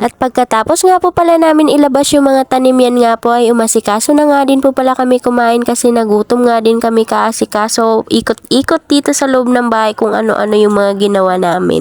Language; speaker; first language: Filipino; native; Filipino